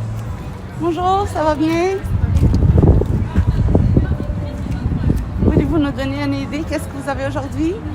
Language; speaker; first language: French; non-native, fluent; Arabic